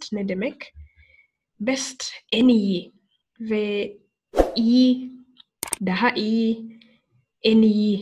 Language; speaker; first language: Turkish; non-native, fluent; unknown